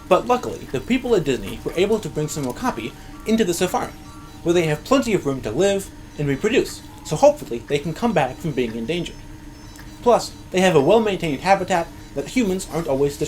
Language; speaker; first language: English; native; English